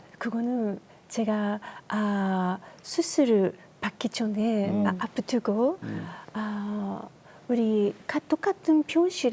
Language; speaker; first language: Korean; non-native, learner; Japanese